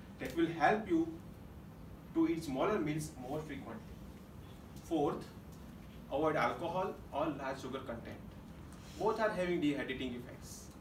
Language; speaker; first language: English; non-native, local second language; Gujarati